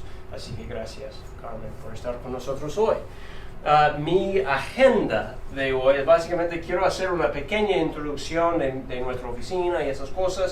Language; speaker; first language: Spanish; non-native, fluent; English